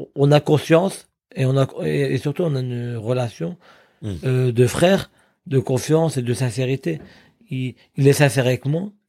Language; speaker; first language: French; native; French